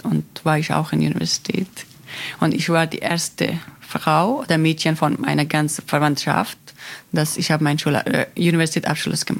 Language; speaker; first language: German; non-native, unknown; Persian